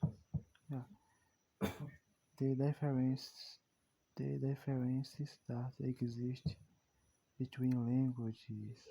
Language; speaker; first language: English; non-native, learner; Portuguese